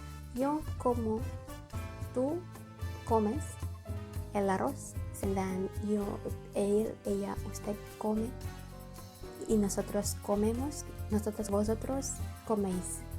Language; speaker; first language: Spanish; non-native, learner; Indonesian